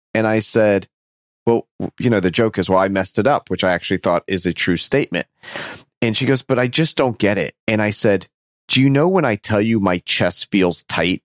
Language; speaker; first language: English; native; English